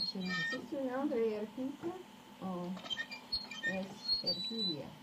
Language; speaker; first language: Spanish; non-native, learner; English